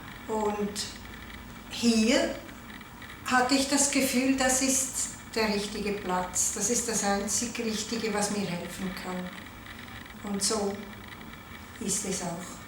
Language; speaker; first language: German; non-native, local second language; Italian